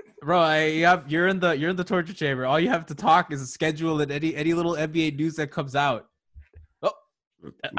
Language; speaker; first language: English; native; English